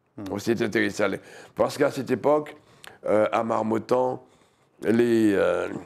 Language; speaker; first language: French; native; French